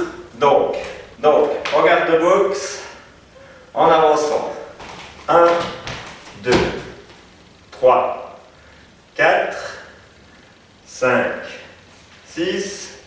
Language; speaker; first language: French; native; French